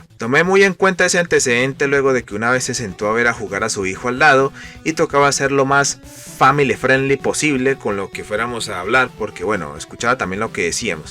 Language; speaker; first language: Spanish; native; Spanish